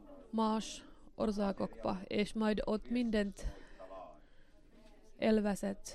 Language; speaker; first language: Hungarian; non-native, learner; Finnish